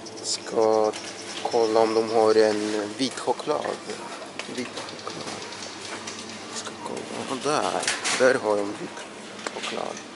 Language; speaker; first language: Swedish; non-native, learner; Russian